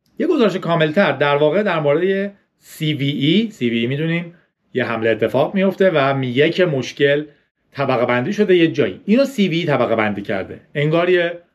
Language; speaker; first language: Persian; native; Persian